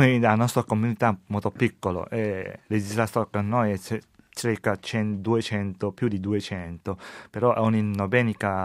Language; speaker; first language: Italian; non-native, learner; Chinese